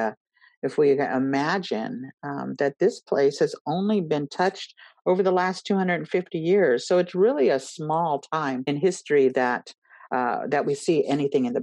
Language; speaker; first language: English; native; English